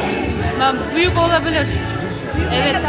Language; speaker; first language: Turkish; non-native, learner; Uzbek